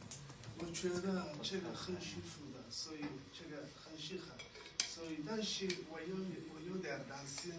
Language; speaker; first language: Chinese; non-native, learner; Somali